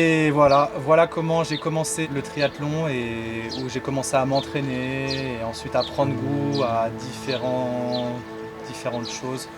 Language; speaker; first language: French; native; French